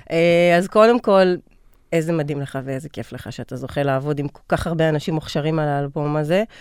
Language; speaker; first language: Hebrew; native; Hebrew